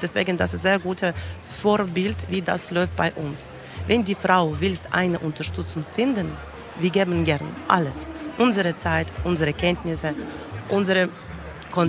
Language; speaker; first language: German; non-native, learner; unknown